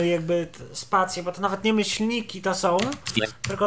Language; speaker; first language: Polish; native; Polish